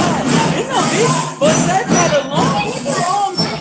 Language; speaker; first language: Portuguese; non-native, learner; English